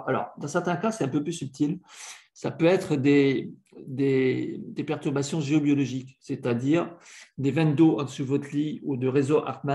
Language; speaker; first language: French; native; French